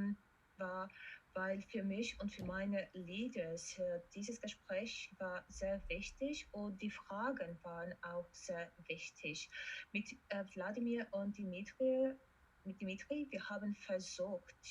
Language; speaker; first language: German; non-native, fluent; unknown